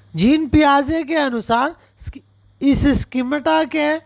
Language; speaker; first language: Hindi; non-native, local second language; Telugu